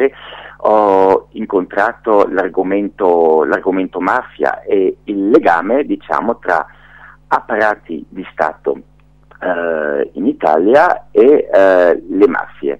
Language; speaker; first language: Italian; non-native, fluent; French